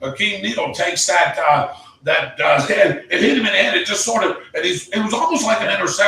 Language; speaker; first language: English; native; English